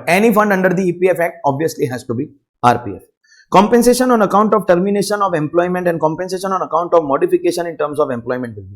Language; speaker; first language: English; non-native, local second language; Hindi